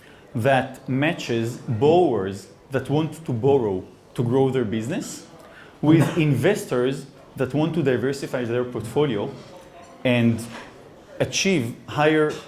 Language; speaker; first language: English; non-native, fluent; Hebrew